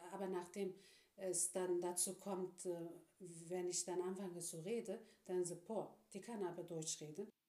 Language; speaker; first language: German; non-native, fluent; Turkish